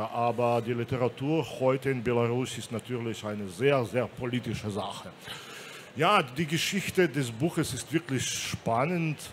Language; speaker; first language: German; non-native, fluent; Belarusian